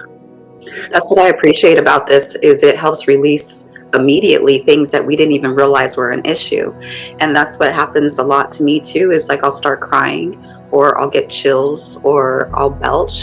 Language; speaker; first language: English; native; English